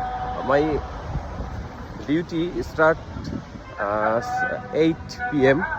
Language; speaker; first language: English; non-native, learner; Bangla